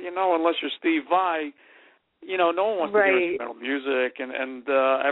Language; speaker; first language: English; native; English